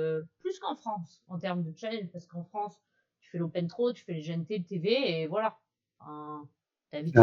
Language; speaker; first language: French; native; French